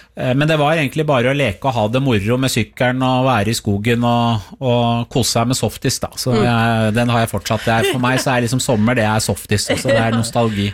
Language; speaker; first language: Norwegian; early bilingual, other home language; Persian